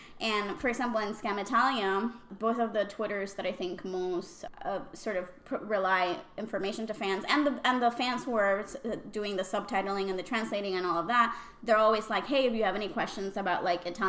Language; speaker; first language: English; non-native, fluent; Spanish